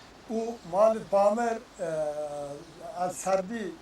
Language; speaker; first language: Persian; non-native, local second language; Kyrgyz